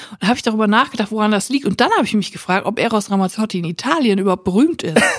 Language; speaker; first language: German; native; German